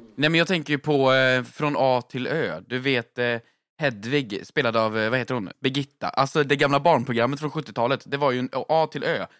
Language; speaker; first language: Swedish; native; Swedish